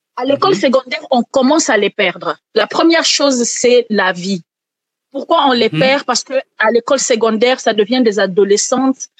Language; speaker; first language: French; non-native, local second language; Lingala